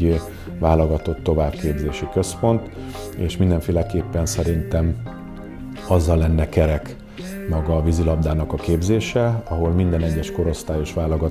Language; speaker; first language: Hungarian; native; Hungarian